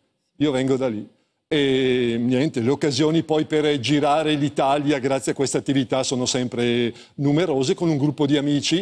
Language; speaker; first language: Italian; native; Italian